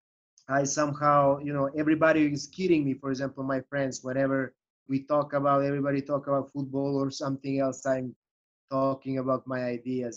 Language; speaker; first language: English; non-native, fluent; Serbian